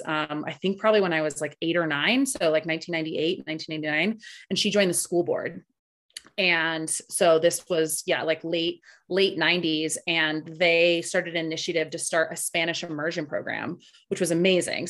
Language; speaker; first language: English; early bilingual, other home language; Spanish